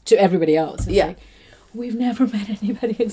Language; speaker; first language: English; non-native, local second language; Bangla